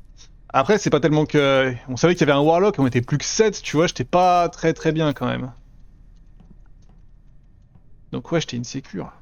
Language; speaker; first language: French; native; French